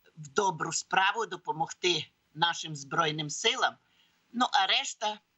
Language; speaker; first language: Ukrainian; native; Ukrainian